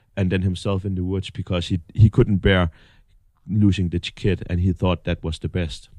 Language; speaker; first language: English; non-native, fluent; Danish